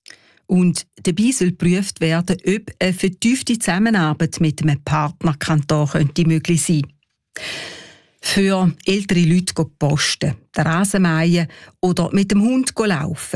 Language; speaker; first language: German; native; German